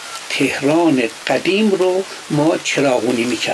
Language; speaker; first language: Persian; native; Persian